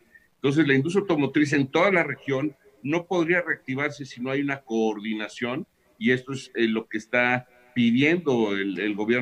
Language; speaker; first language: Spanish; native; Spanish